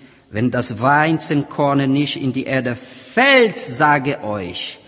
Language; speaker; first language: German; non-native, learner; Portuguese